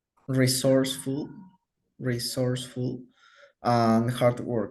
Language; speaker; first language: English; non-native, learner; Spanish